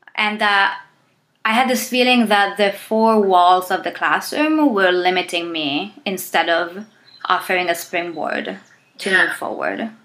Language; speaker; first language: English; non-native, fluent; Italian